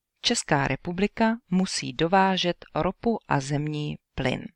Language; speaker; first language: Czech; native; Czech